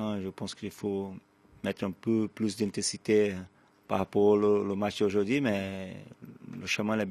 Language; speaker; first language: French; non-native, fluent; Portuguese